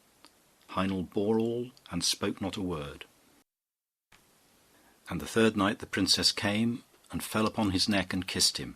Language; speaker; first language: English; native; English